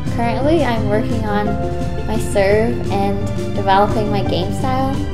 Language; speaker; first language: English; native; English